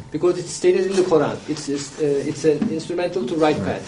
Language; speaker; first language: English; non-native, fluent; Turkish